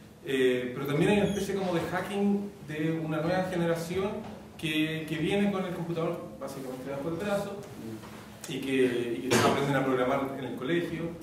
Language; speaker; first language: Spanish; native; Spanish